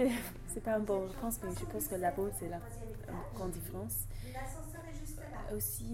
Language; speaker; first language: French; non-native, learner; English